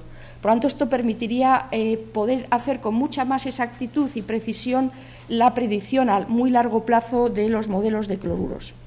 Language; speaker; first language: Spanish; native; Spanish